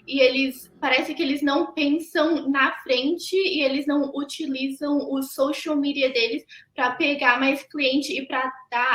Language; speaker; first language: Portuguese; early bilingual, heritage; Portuguese